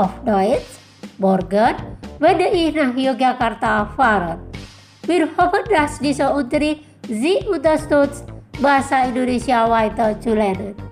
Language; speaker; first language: German; non-native, fluent; Indonesian